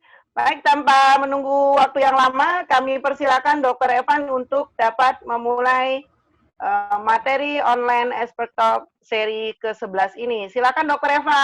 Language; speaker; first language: Indonesian; native; Indonesian